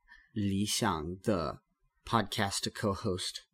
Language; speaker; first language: Chinese; non-native, learner; English